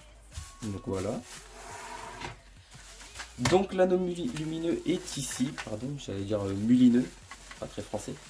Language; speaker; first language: French; native; French